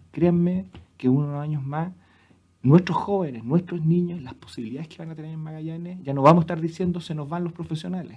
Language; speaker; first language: Spanish; native; Spanish